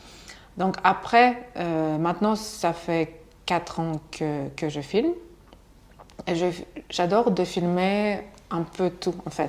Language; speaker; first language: French; non-native, fluent; Russian